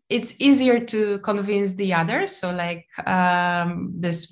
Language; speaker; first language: English; non-native, fluent; Polish